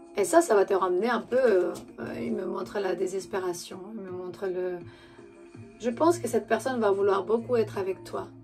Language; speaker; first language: French; non-native, fluent; Romanian